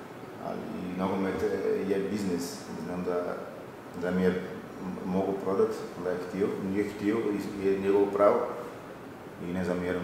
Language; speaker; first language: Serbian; non-native, fluent; Portuguese